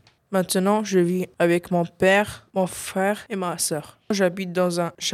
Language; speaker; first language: French; non-native, learner; English